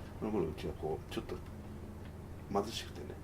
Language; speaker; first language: Japanese; native; Japanese